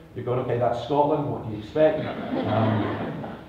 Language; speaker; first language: English; native; English